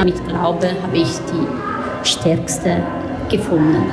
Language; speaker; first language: German; non-native, learner; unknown